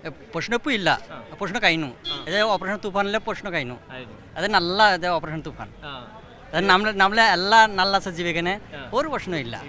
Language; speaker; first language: Malayalam; non-native, local second language; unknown